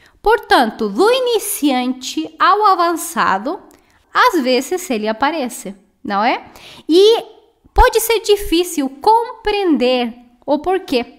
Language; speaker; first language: Portuguese; non-native, fluent; Spanish